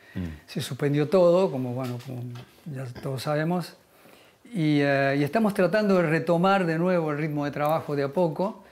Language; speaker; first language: Spanish; native; Spanish